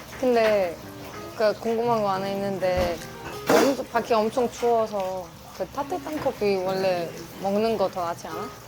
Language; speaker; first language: Korean; non-native, learner; Greek